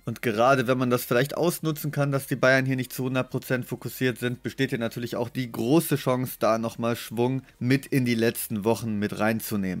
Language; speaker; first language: German; native; German